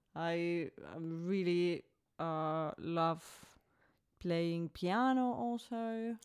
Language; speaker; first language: English; non-native, fluent; Finnish